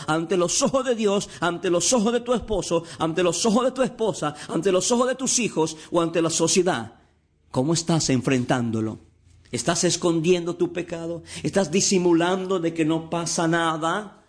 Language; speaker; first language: Spanish; native; Spanish